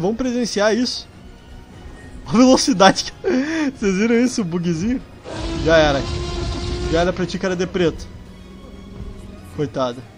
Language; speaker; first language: Portuguese; native; Portuguese